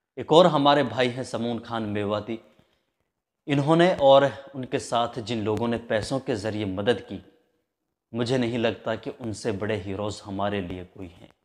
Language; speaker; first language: Hindi; native; Hindi